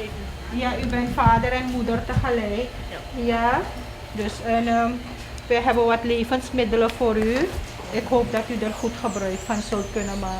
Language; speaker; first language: Dutch; non-native, local second language; Caribbean Hindustani